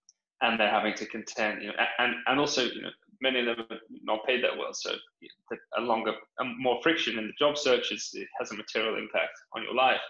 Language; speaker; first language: English; native; English